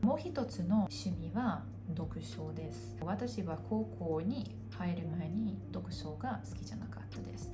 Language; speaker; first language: Japanese; non-native, fluent; Hungarian